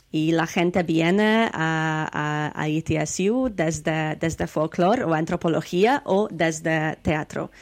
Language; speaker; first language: Spanish; non-native, learner; Hungarian